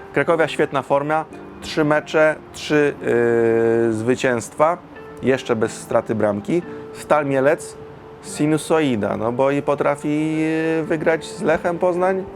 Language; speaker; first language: Polish; native; Polish